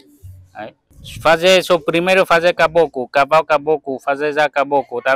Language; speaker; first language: Portuguese; non-native, learner; Vietnamese